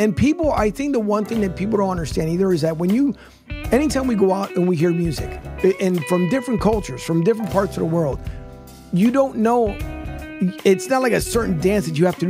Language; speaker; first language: English; early bilingual, other home language; Spanish